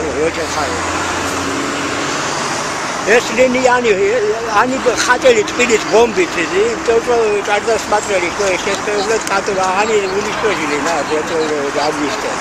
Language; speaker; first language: Russian; non-native, learner; Georgian